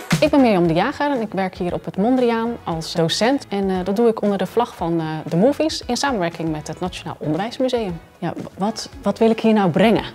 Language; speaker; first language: Dutch; native; Dutch